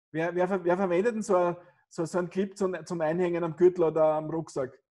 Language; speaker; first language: German; native; German